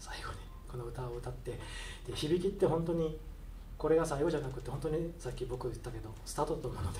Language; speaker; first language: Japanese; native; Japanese